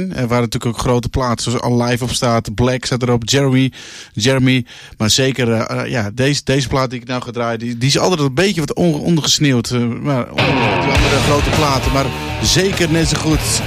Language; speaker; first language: Dutch; native; Dutch